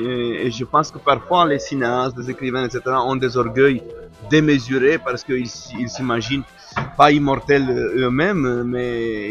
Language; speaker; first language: French; non-native, fluent; Romanian